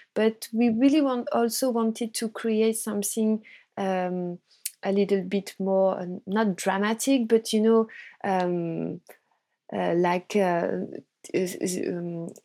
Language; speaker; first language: English; non-native, fluent; French